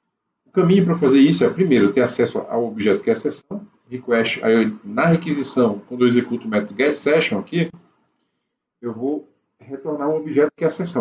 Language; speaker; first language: Portuguese; native; Portuguese